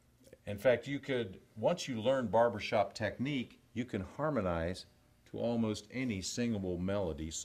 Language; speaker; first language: English; native; English